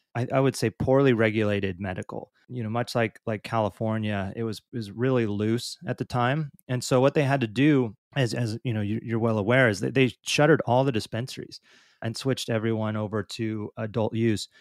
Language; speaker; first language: English; native; English